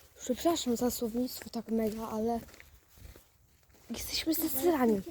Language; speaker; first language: Polish; native; Polish